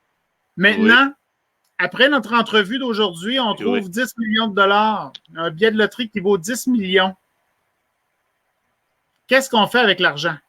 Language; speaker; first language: French; native; French